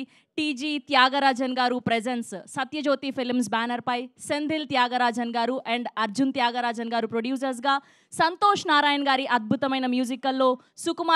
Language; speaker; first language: Telugu; native; Telugu